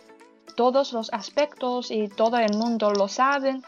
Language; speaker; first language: Spanish; non-native, learner; Chinese